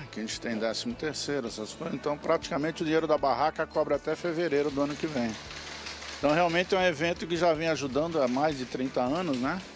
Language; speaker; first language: Portuguese; native; Portuguese